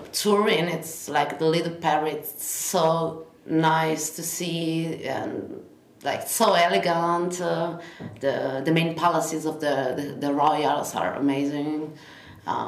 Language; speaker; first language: English; non-native, fluent; Italian